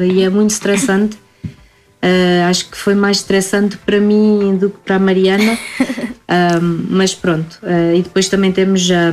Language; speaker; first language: Portuguese; native; Portuguese